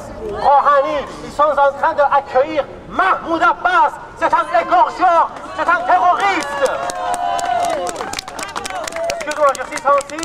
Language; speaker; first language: French; non-native, fluent; Kurdish